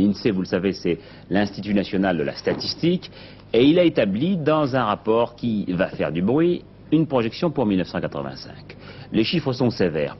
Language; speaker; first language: French; native; French